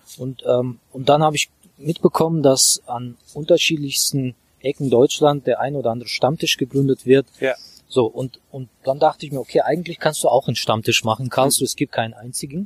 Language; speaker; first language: German; non-native, fluent; Russian